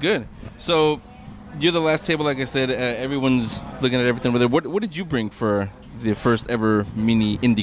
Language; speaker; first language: English; native; English